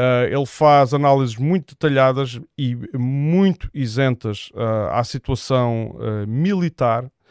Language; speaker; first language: Portuguese; native; Portuguese